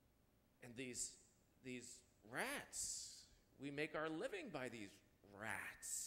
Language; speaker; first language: English; native; English